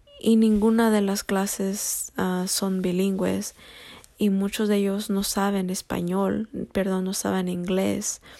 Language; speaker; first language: Spanish; early bilingual, heritage; Spanish